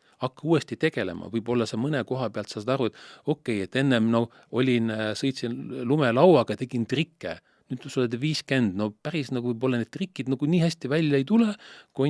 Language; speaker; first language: Estonian; native; Estonian